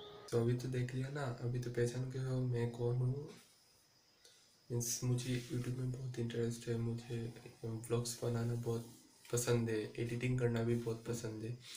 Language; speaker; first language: Hindi; non-native, local second language; Bangla